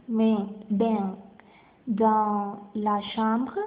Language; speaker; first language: French; non-native, learner; Spanish